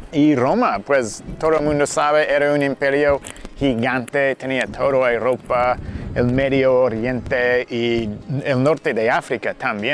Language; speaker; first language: Spanish; non-native, fluent; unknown